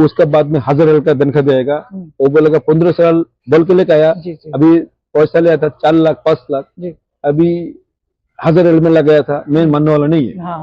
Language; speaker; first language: Hindi; non-native, local second language; Bangla